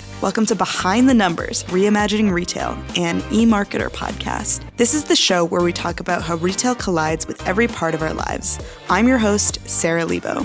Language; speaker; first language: English; native; English